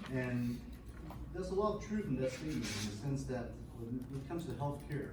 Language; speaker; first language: English; non-native, local second language; Cantonese